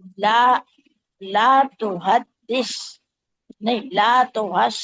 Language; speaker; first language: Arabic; non-native, learner; Urdu